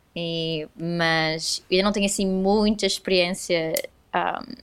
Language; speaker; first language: Portuguese; native; Portuguese